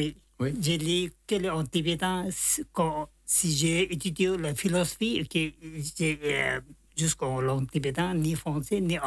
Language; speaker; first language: French; non-native, learner; Tibetan